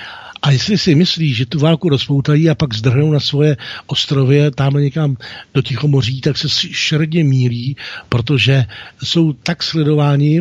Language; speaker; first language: Czech; native; Czech